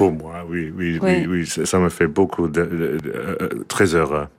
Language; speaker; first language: French; non-native, learner; English